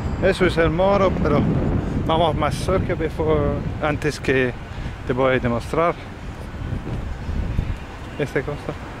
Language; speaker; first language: Spanish; non-native, learner; English